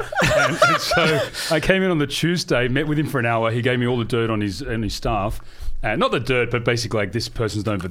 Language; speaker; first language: English; native; English